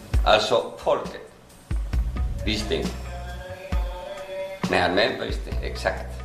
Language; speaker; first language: Swedish; non-native, learner; Spanish